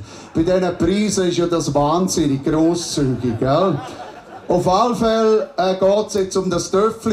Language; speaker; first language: German; native; German